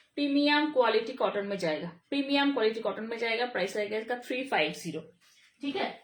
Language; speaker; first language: Hindi; non-native, local second language; Bangla